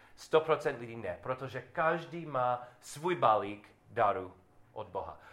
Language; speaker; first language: Czech; non-native, learner; English